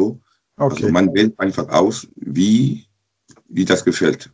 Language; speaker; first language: German; non-native, learner; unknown